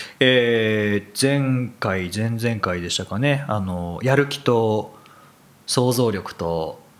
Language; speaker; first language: Japanese; native; Japanese